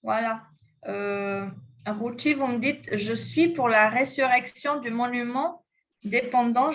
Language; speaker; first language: French; non-native, fluent; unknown